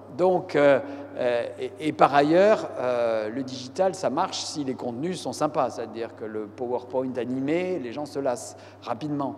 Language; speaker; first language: French; native; French